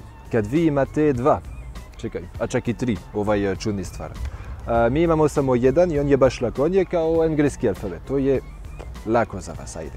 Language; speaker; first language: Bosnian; non-native, learner; French